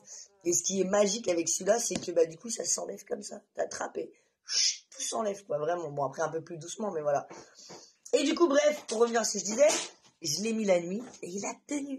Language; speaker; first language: French; native; French